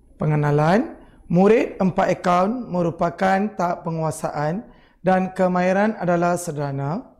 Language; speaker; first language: Malay; non-native, local second language; Tamil